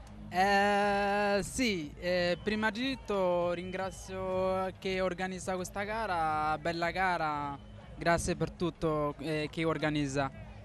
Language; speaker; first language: Italian; non-native, learner; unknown